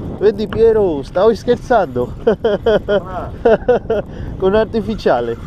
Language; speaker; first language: Italian; non-native, learner; Georgian